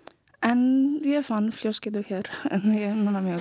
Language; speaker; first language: Icelandic; non-native, learner; Polish